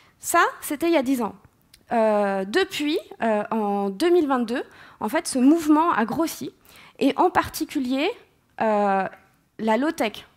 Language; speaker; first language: French; native; French